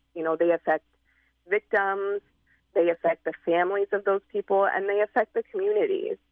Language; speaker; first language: English; native; English